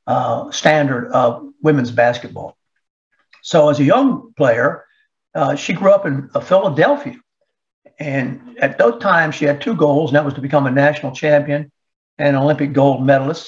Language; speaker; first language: English; native; English